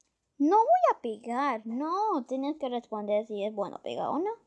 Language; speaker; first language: Spanish; native; Spanish